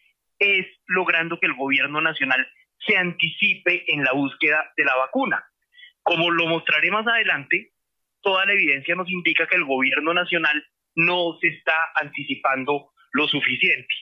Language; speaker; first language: Spanish; native; Spanish